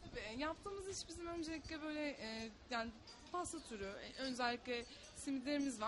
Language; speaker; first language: Turkish; native; Turkish